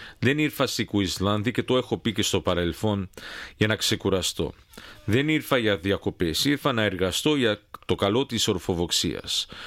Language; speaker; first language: Greek; early bilingual, heritage; Greek